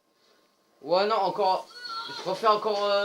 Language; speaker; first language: French; native; French